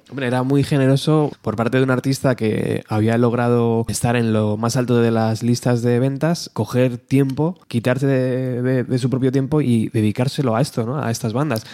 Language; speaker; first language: Spanish; native; Spanish